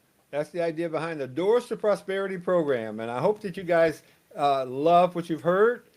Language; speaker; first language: English; native; English